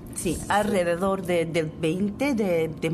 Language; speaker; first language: Spanish; non-native, fluent; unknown